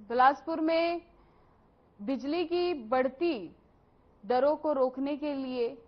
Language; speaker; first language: Hindi; native; Hindi